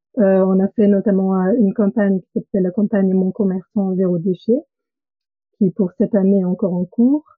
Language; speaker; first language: French; non-native, fluent; German